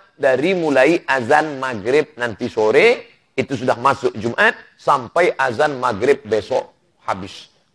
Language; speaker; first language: Indonesian; native; Indonesian